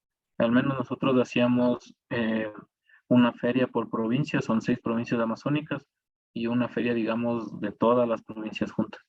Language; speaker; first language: Spanish; native; Spanish